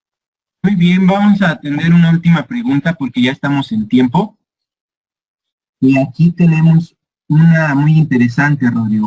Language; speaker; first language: Spanish; native; Spanish